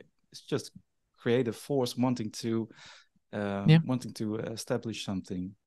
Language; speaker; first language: English; non-native, fluent; Dutch